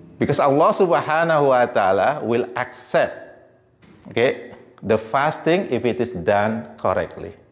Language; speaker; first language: English; non-native, fluent; Indonesian